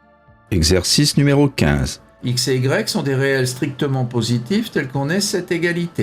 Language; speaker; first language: French; native; French